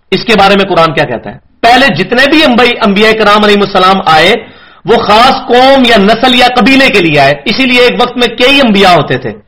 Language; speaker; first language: Urdu; non-native, local second language; Punjabi